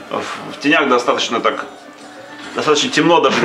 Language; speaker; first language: Russian; native; Russian